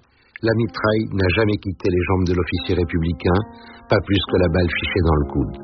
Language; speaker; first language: French; native; French